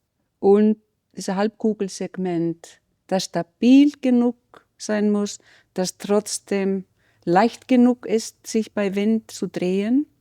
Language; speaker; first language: German; non-native, fluent; Icelandic